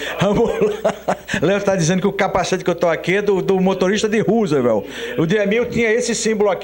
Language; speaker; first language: Portuguese; native; Portuguese